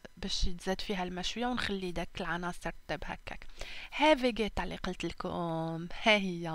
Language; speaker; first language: Arabic; native; Arabic